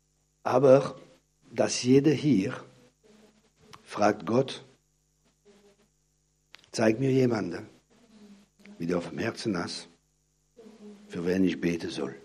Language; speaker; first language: German; non-native, fluent; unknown